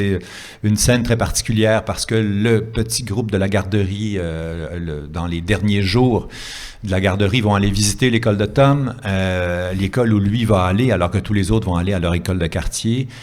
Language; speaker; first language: French; native; French